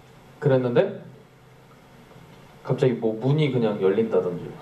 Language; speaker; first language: Korean; native; Korean